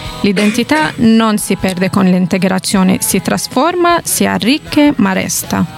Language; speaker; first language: Italian; non-native, fluent; Arabic